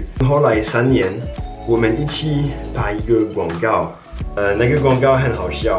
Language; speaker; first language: Chinese; non-native, fluent; French